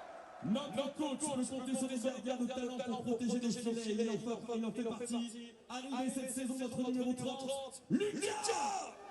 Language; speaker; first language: French; native; French